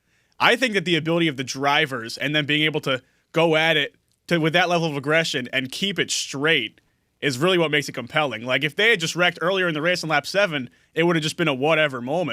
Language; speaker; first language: English; native; English